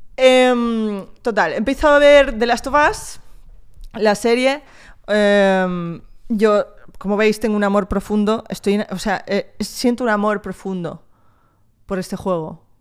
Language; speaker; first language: Spanish; early bilingual, other home language; French